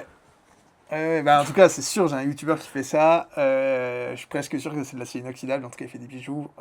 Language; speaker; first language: French; native; French